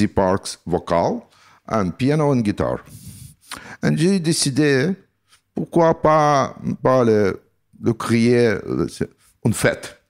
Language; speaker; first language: French; non-native, learner; Russian